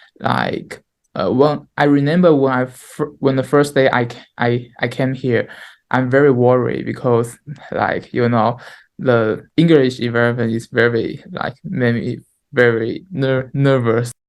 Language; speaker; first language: English; non-native, learner; Chinese